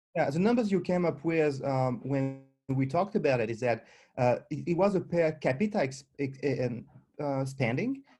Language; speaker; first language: English; non-native, fluent; French